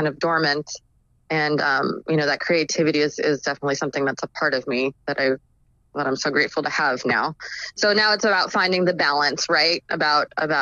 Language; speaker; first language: English; native; English